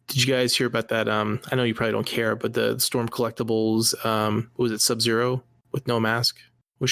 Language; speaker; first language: English; native; English